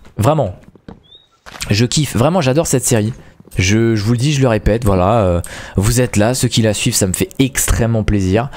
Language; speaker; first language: French; native; French